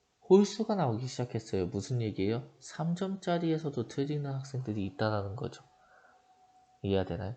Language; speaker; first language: Korean; native; Korean